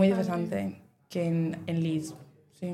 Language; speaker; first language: Spanish; non-native, learner; English